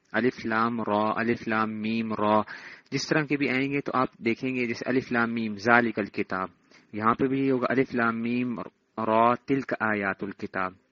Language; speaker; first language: Urdu; native; Urdu